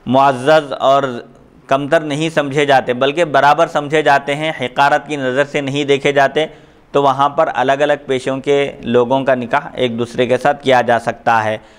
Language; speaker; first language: Urdu; native; Urdu